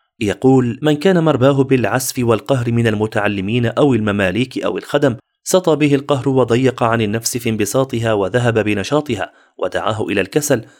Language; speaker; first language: Arabic; native; Arabic